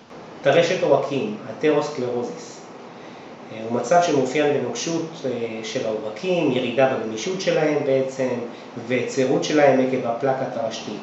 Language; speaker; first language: Hebrew; native; Hebrew